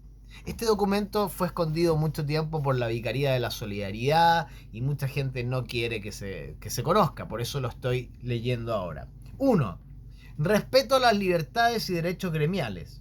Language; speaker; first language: Spanish; native; Spanish